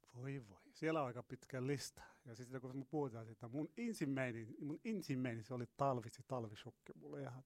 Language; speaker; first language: Finnish; non-native, fluent; Arabic